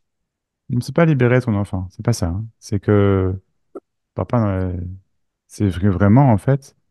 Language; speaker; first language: French; native; French